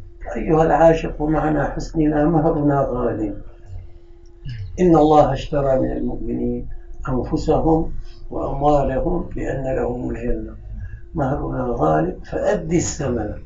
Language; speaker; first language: Arabic; native; Arabic